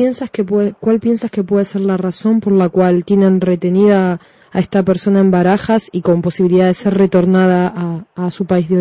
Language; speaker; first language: Spanish; native; Spanish